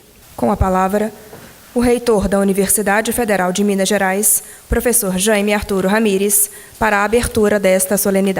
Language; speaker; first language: Portuguese; native; Portuguese